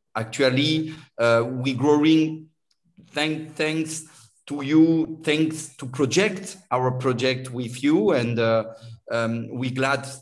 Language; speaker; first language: English; non-native, learner; French